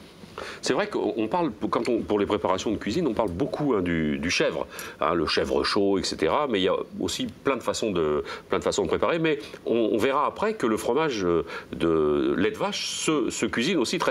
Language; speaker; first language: French; native; French